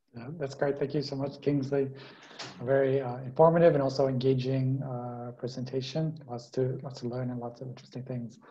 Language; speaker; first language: English; native; English